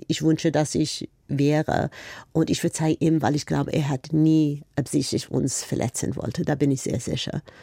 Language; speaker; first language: German; non-native, fluent; English